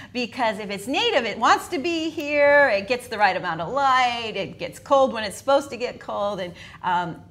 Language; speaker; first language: English; native; English